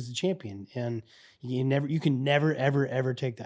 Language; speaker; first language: English; native; English